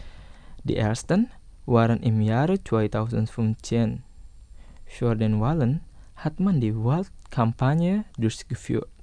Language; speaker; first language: German; non-native, fluent; Indonesian